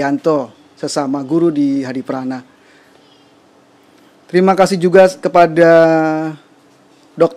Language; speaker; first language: Indonesian; native; Indonesian